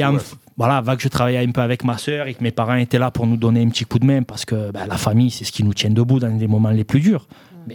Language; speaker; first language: French; native; French